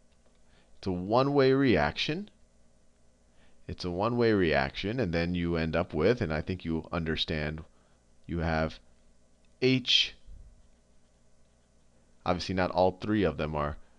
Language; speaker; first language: English; native; English